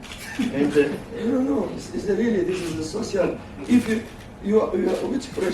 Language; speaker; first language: English; non-native, learner; French